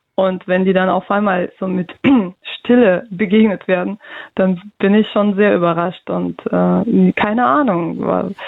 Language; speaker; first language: German; early bilingual, other home language; Russian